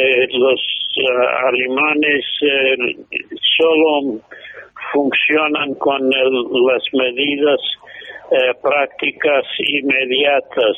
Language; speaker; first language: Spanish; non-native, fluent; English